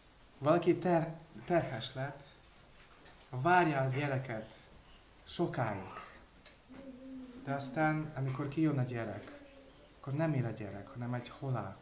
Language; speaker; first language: Hungarian; non-native, learner; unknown